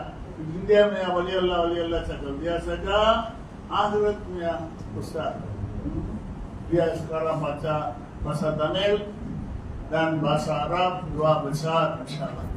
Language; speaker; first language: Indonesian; non-native, learner; Tamil